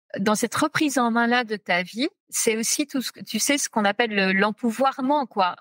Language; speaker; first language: French; native; French